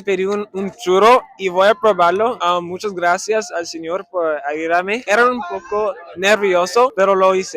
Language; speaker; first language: Spanish; non-native, learner; English